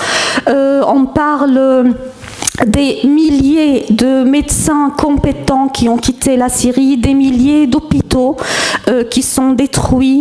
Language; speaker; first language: French; non-native, fluent; Arabic